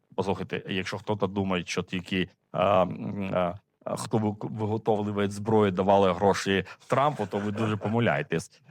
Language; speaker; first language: Ukrainian; non-native, fluent; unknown